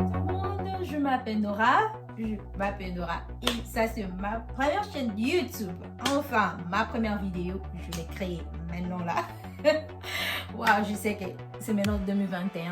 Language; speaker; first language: French; non-native, fluent; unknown